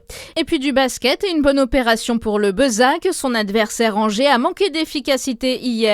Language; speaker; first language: French; native; French